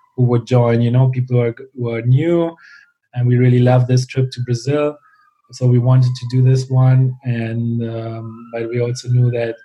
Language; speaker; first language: English; non-native, fluent; German